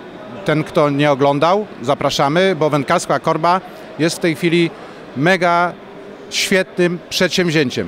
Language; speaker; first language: Polish; native; Polish